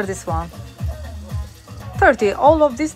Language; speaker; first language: English; non-native, learner; Albanian